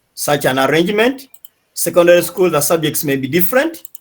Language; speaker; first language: English; non-native, local second language; Swahili